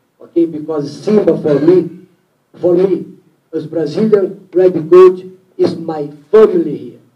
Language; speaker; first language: English; non-native, learner; Portuguese